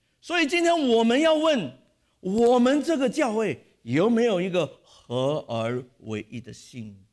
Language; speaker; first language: Chinese; non-native, local second language; Cantonese